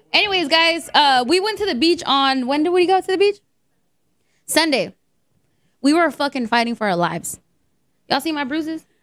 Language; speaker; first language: English; early bilingual, other home language; Spanish